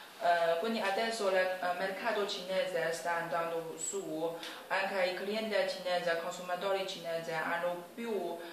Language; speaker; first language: Italian; non-native, learner; Chinese